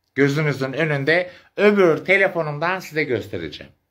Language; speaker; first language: Turkish; native; Turkish